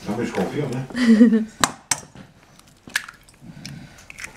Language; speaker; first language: French; native; French